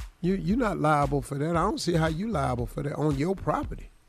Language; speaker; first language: English; native; English